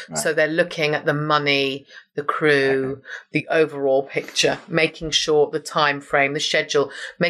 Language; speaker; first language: English; native; English